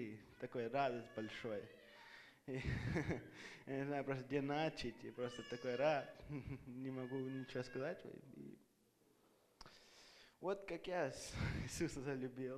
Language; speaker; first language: Russian; early bilingual, heritage; Russian